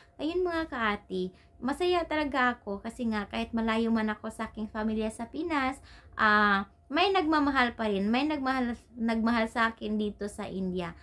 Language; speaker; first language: Filipino; non-native, local second language; Cebuano